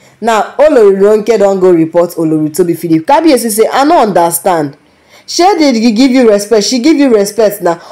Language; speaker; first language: Nigerian Pidgin; non-native, local second language; Yoruba